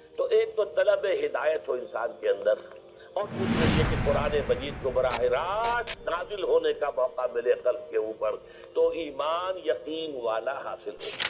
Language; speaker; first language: Urdu; native; Urdu